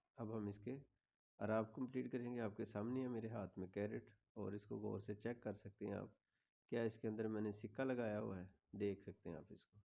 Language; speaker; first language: Urdu; non-native, local second language; Punjabi